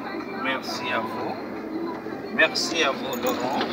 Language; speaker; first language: French; non-native, local second language; Malagasy